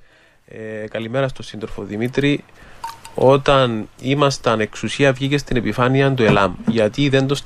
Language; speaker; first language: Greek; native; Greek